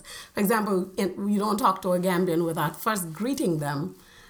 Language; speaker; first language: English; non-native, local second language; Wolof